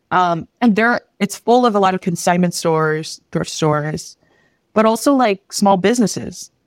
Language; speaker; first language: English; early bilingual, other home language; Filipino